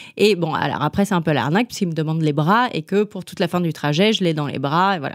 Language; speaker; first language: French; native; French